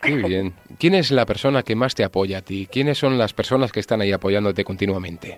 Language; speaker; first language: Spanish; native; Spanish